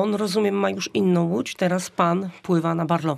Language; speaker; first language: Polish; native; Polish